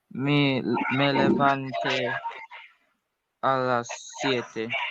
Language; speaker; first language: Spanish; non-native, learner; English